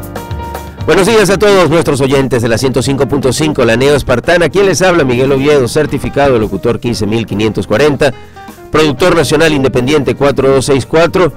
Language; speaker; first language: Spanish; native; Spanish